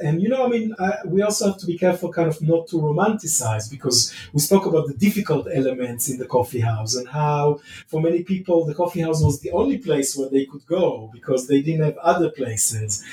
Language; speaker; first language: English; non-native, fluent; Hebrew